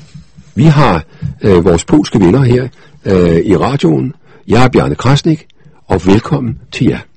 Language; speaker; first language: Danish; native; Danish